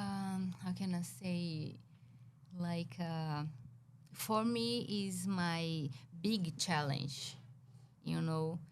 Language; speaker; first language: English; non-native, learner; Portuguese